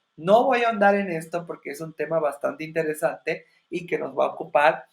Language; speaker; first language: Spanish; native; Spanish